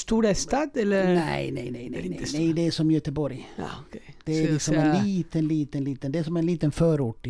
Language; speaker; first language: Swedish; native; Swedish